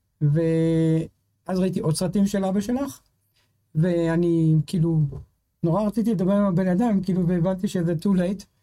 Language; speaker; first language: Hebrew; native; Hebrew